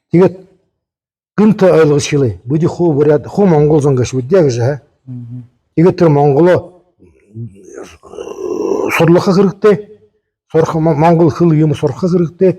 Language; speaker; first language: Mongolian; non-native, learner; Buriat